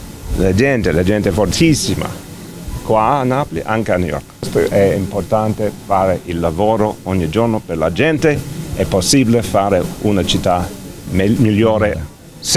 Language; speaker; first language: Italian; non-native, fluent; English